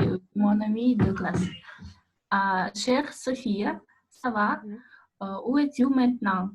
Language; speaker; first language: French; non-native, learner; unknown